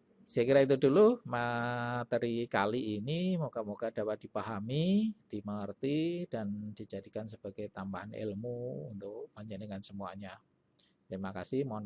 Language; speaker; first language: Indonesian; native; Indonesian